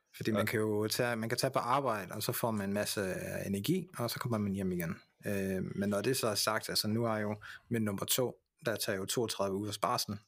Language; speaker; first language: Danish; early bilingual, other home language; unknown